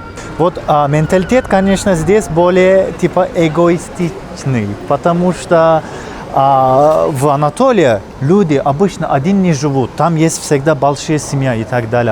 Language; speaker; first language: Russian; non-native, fluent; Turkish